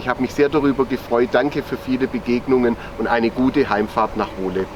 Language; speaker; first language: German; native; German